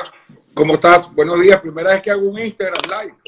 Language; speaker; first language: Spanish; native; Spanish